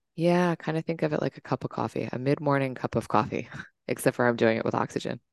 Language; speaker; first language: English; native; English